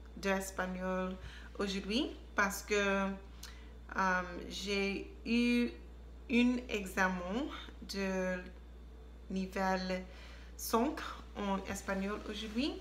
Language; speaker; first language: French; non-native, learner; English